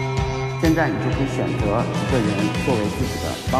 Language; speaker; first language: Chinese; native; Chinese